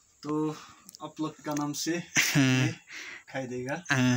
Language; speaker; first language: Hindi; non-native, local second language; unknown